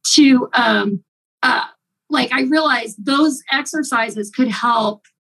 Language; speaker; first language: English; native; English